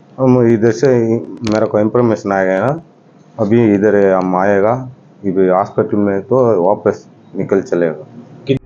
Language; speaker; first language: Hindi; non-native, local second language; Tamil